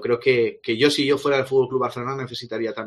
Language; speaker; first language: Spanish; native; Spanish